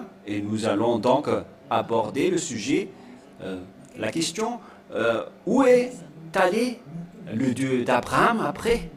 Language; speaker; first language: French; non-native, local second language; Malagasy